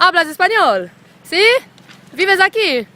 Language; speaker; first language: Spanish; non-native, learner; Polish